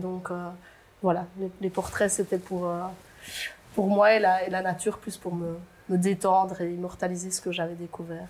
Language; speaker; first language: French; native; French